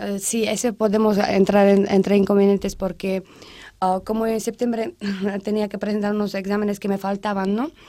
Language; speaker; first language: Spanish; non-native, fluent; Slovak